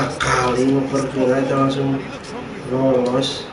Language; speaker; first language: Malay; non-native, local second language; Sundanese